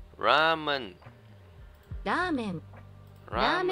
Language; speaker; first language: Japanese; non-native, learner; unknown